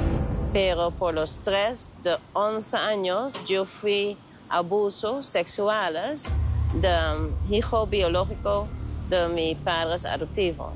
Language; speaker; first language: Spanish; non-native, learner; Dutch